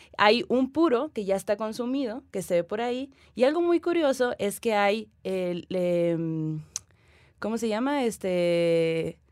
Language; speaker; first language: Spanish; native; Spanish